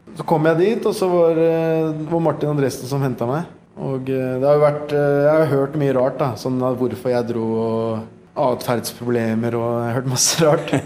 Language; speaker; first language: Norwegian; early bilingual, other home language; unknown